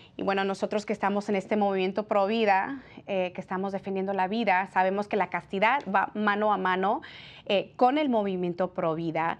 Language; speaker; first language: Spanish; early bilingual, heritage; Spanish